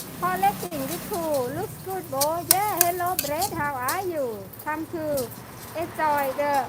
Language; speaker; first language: English; non-native, learner; Thai